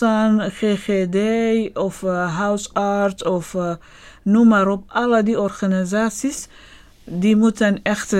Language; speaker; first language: Dutch; non-native, learner; Arabic